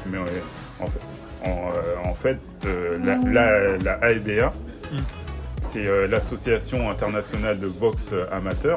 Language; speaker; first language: French; native; French